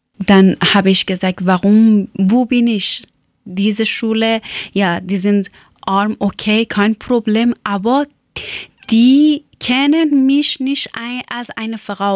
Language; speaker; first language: German; non-native, learner; Persian